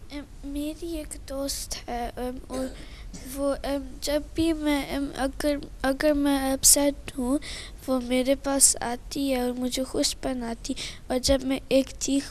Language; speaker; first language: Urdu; early bilingual, heritage; Urdu